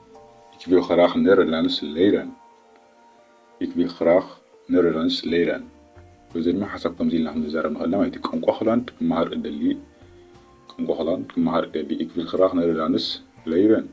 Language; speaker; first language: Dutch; non-native, learner; Tigrinya